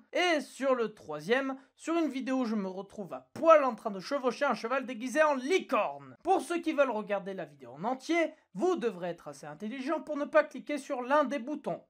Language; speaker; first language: French; native; French